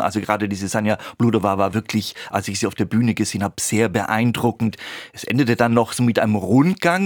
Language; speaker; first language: German; native; German